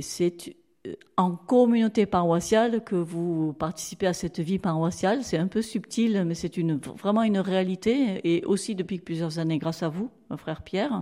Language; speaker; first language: French; native; French